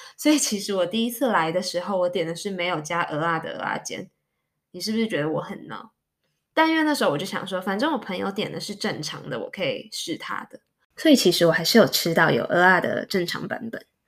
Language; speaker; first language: Chinese; early bilingual, heritage; Chinese